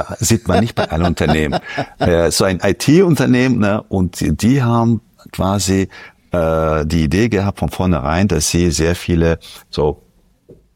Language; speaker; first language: German; non-native, fluent; French